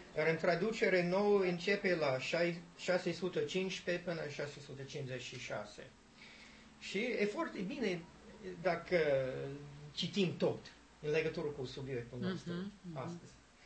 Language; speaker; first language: Romanian; non-native, learner; English